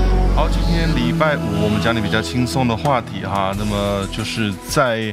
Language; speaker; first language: Chinese; native; Chinese